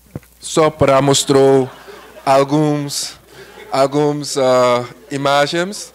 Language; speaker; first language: Portuguese; non-native, learner; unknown